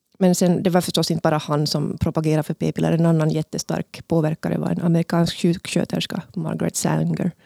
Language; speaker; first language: Swedish; native; Swedish